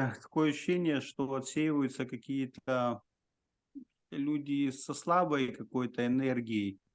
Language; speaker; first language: Russian; native; Russian